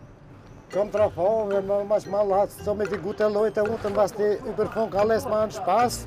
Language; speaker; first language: German; non-native, learner; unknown